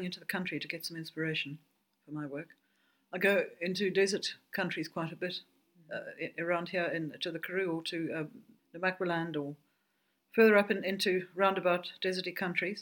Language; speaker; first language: English; native; English